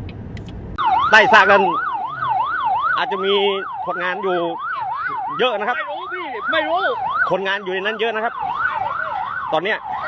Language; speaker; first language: Thai; native; Thai